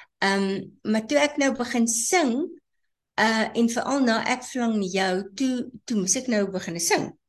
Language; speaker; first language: Afrikaans; native; Afrikaans